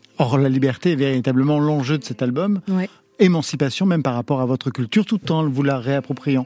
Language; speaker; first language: French; native; French